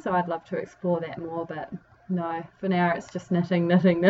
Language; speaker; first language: English; native; English